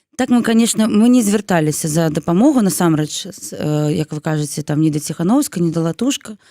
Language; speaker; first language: Belarusian; non-native, local second language; Russian